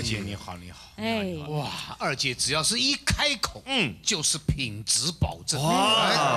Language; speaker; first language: Chinese; native; Chinese